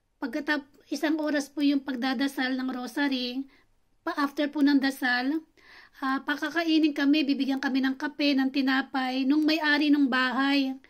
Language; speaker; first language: Filipino; native; Filipino